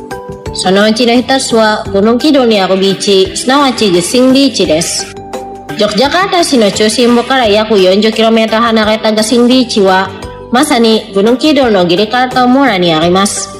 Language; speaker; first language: Japanese; non-native, fluent; Indonesian